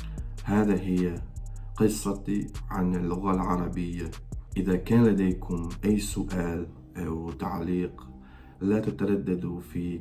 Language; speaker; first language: Arabic; non-native, fluent; Croatian